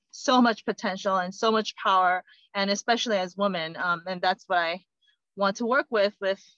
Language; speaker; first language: English; non-native, fluent; Korean